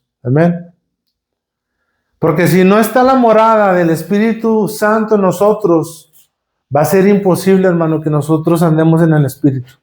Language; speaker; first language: Spanish; native; Spanish